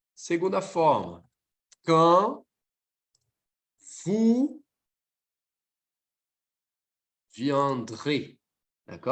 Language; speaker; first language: French; non-native, fluent; Portuguese